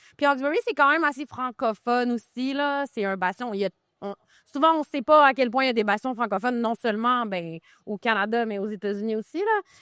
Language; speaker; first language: French; native; French